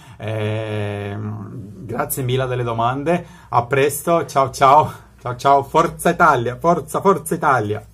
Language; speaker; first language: Italian; non-native, fluent; Spanish